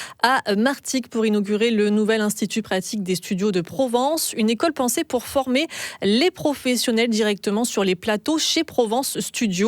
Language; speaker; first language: French; native; French